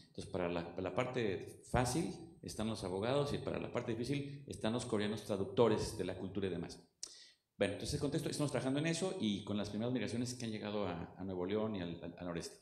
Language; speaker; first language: Spanish; native; Spanish